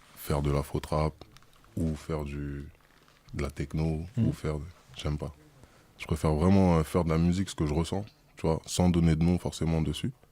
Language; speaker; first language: French; native; French